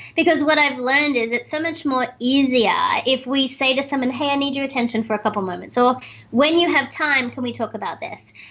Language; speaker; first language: English; native; English